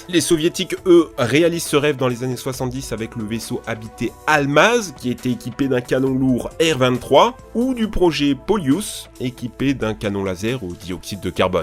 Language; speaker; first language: French; native; French